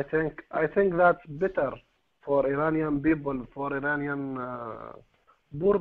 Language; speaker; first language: English; non-native, learner; Arabic